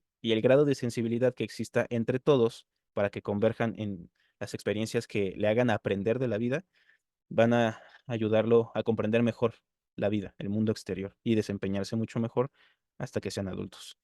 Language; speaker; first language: Spanish; native; Spanish